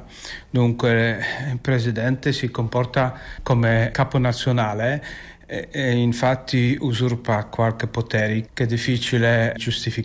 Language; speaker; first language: Italian; non-native, fluent; Polish